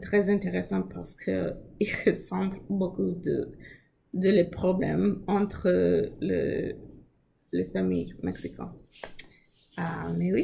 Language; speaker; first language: French; non-native, learner; English